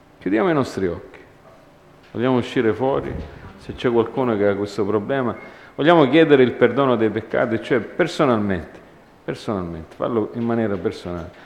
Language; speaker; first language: Italian; early bilingual, heritage; Italian